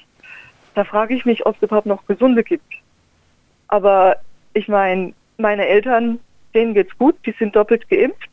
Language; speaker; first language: German; native; German